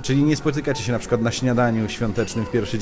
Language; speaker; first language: Polish; native; Polish